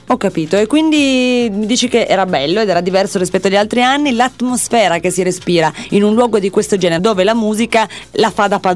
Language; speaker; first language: Italian; native; Italian